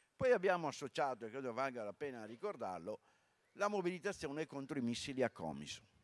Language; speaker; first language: Italian; native; Italian